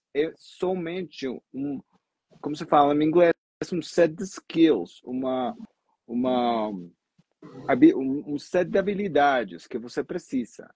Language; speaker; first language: Portuguese; non-native, fluent; Spanish